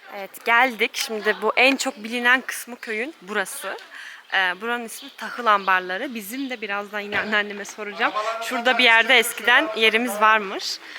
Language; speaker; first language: Turkish; native; Turkish